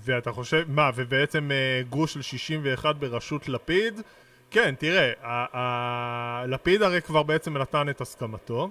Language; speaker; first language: Hebrew; native; Hebrew